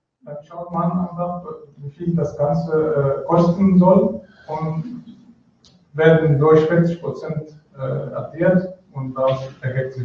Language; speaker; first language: German; non-native, fluent; Arabic